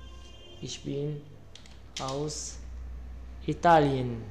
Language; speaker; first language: German; non-native, learner; Arabic